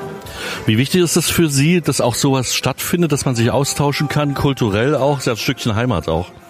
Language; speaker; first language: German; non-native, learner; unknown